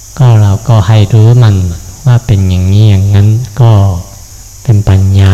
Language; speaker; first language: Thai; non-native, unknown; Japanese